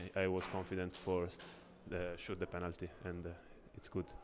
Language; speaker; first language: English; non-native, learner; Italian